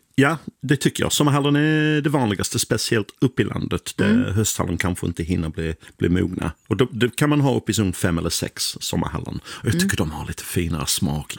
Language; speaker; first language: Swedish; non-native, fluent; English